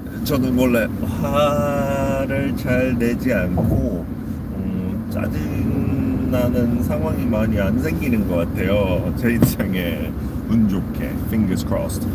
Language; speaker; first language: Korean; non-native, fluent; English